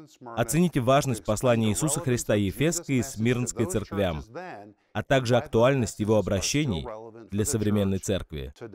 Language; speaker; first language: Russian; non-native, fluent; English